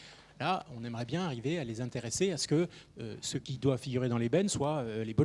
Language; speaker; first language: French; native; French